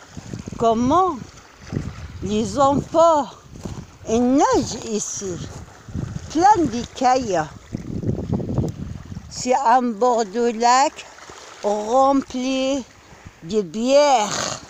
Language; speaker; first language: French; non-native, learner; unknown